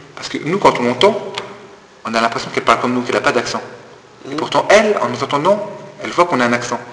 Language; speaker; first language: French; native; French